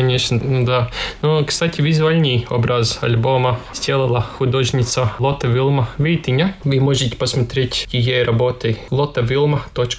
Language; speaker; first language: Russian; non-native, local second language; Latvian